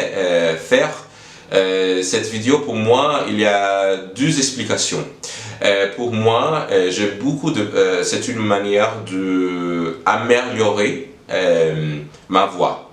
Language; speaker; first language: French; non-native, learner; English